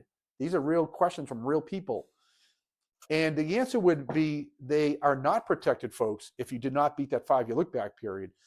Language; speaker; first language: English; native; English